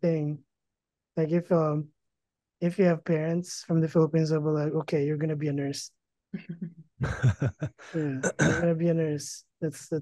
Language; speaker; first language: English; non-native, local second language; Filipino